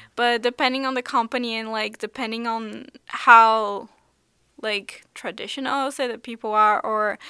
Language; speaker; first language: English; non-native, fluent; Portuguese